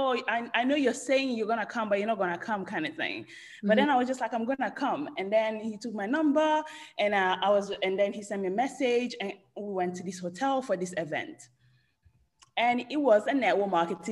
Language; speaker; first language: English; non-native, fluent; Italian